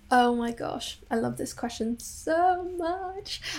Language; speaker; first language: English; non-native, local second language; Cantonese